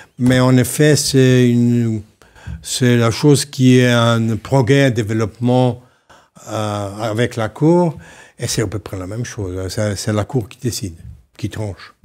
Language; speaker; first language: French; non-native, fluent; Slovenian